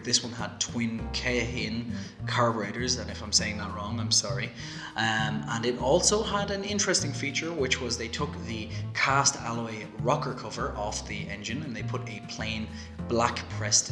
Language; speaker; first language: English; native; English